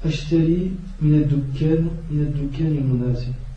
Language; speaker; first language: Arabic; non-native, learner; French